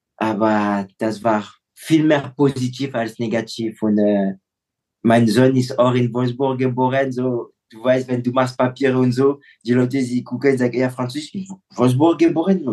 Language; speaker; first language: German; non-native, fluent; French